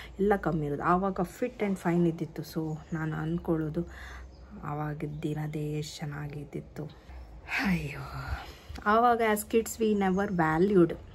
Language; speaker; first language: Kannada; native; Kannada